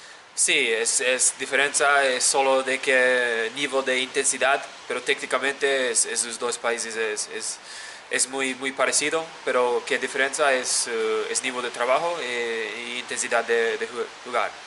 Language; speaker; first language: Spanish; non-native, learner; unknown